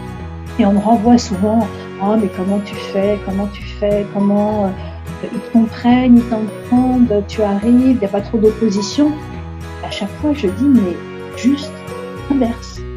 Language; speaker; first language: French; native; French